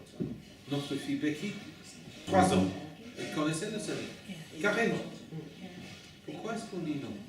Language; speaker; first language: French; non-native, fluent; English